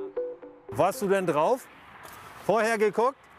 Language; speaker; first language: German; native; German